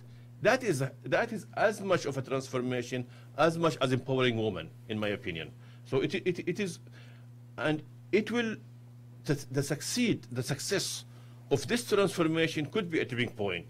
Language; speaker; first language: English; non-native, fluent; Arabic